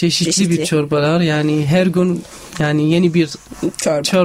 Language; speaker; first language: Turkish; non-native, learner; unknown